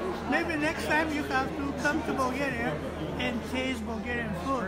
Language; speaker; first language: English; non-native, learner; Bulgarian